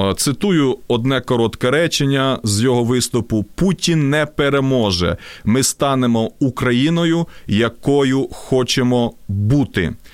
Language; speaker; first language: Ukrainian; non-native, local second language; Russian